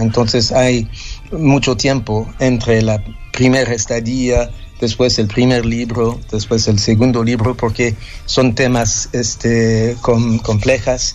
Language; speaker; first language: Spanish; non-native, fluent; French